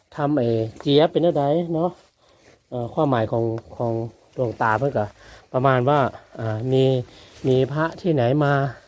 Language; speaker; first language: Thai; non-native, local second language; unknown